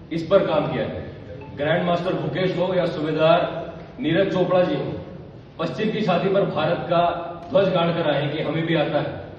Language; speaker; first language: Hindi; non-native, local second language; Marathi